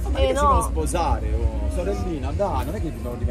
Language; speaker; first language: Italian; native; Italian